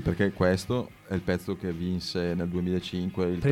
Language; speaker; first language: Italian; native; Italian